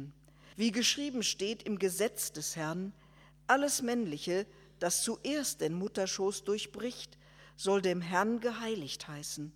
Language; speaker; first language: German; native; German